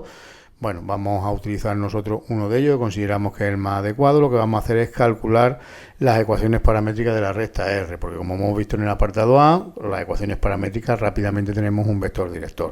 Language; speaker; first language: Spanish; native; Spanish